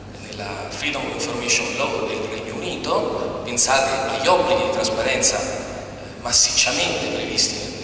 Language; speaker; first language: Italian; native; Italian